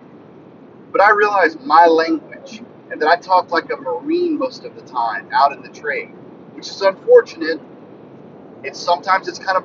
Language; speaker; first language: English; native; English